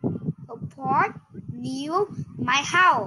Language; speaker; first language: English; non-native, learner; Vietnamese